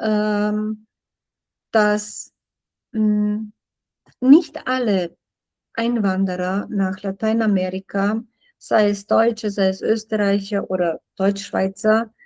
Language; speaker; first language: German; non-native, fluent; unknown